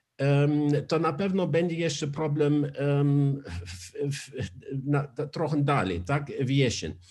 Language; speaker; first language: Polish; non-native, learner; German